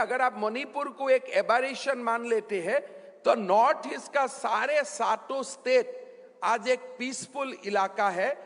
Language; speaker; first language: Hindi; non-native, local second language; Assamese